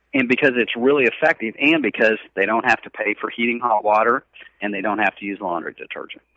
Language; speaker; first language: English; native; English